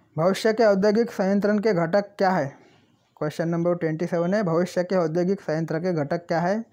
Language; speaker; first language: Hindi; non-native, local second language; Marathi